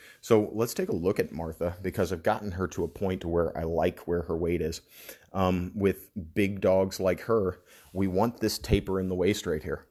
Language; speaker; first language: English; native; English